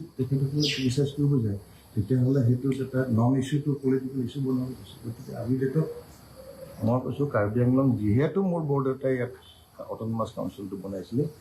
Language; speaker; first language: Assamese; non-native, local second language; Karbi